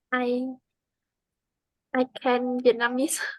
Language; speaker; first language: English; non-native, learner; Vietnamese